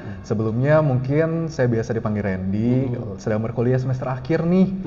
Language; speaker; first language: Indonesian; native; Indonesian